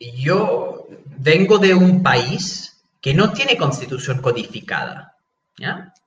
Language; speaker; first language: Spanish; non-native, fluent; English